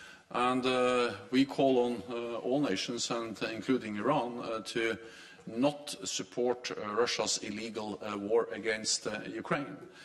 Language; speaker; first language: English; non-native, fluent; Norwegian